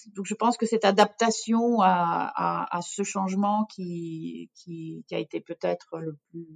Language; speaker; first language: French; non-native, fluent; Russian